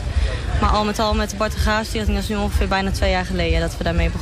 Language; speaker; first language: Dutch; native; Dutch